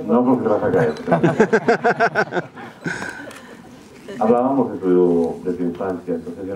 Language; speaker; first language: Spanish; native; Spanish